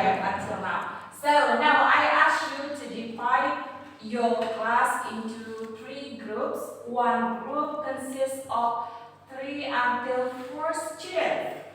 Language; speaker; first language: English; non-native, fluent; Indonesian